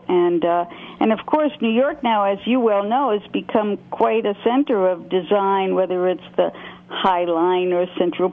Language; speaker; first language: English; native; English